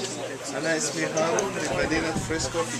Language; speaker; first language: Arabic; non-native, learner; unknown